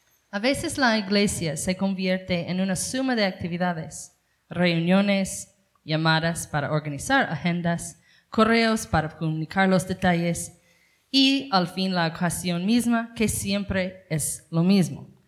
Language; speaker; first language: Spanish; non-native, fluent; English